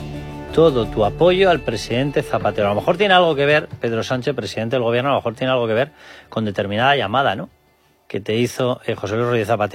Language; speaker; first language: Spanish; native; Spanish